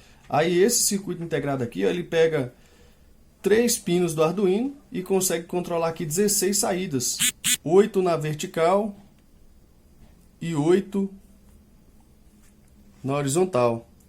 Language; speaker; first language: Portuguese; native; Portuguese